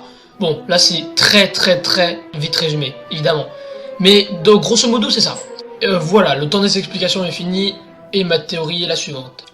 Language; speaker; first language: French; native; French